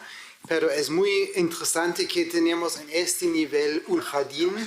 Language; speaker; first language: Spanish; non-native, fluent; German